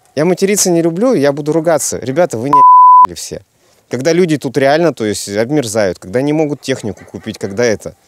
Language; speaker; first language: Russian; native; Russian